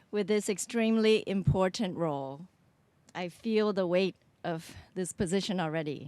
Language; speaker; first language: English; early bilingual, other home language; Chinese